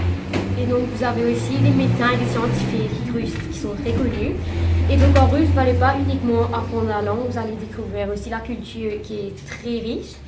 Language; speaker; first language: French; non-native, local second language; Morisyen